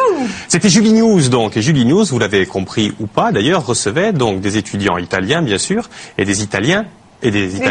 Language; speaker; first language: French; native; French